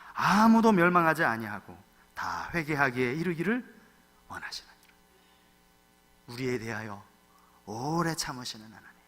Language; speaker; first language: Korean; native; Korean